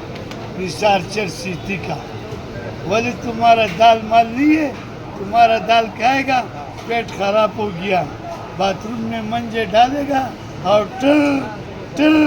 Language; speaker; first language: Hindi; non-native, local second language; Pashto